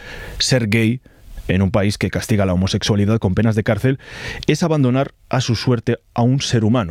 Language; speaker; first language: Spanish; native; Spanish